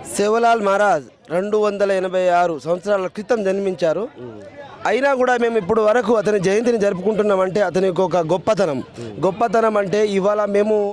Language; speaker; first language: Telugu; non-native, local second language; Lambadi